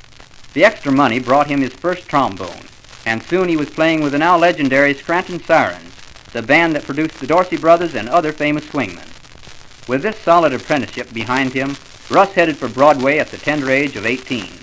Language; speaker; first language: English; native; English